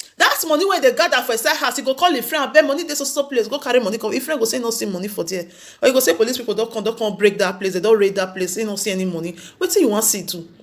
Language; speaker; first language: Nigerian Pidgin; non-native, local second language; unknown